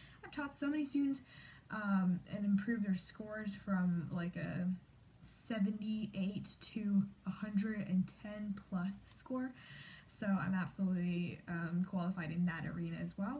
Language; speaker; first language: English; early bilingual, other home language; Chinese